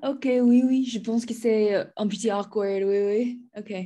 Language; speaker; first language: French; non-native, learner; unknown